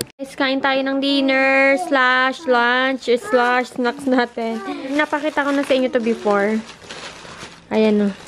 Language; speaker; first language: Filipino; native; Filipino